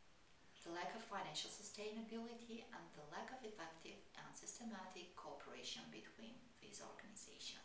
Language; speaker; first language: English; non-native, fluent; Armenian